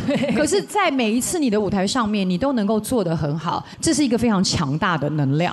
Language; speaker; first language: Chinese; native; Chinese